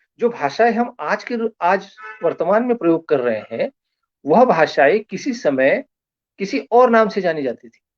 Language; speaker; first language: Hindi; non-native, local second language; Marathi